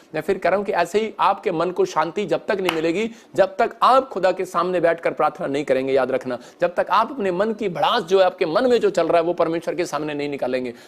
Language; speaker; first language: Hindi; non-native, local second language; Punjabi